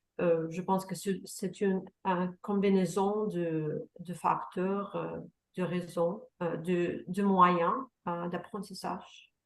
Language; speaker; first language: French; non-native, learner; Russian